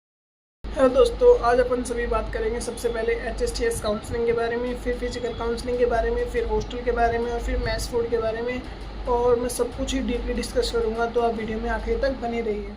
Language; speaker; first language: Hindi; native; Hindi